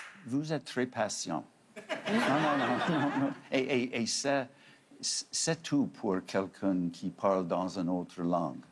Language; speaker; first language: French; non-native, fluent; English